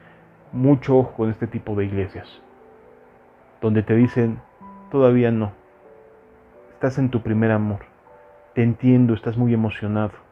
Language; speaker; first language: Spanish; native; Spanish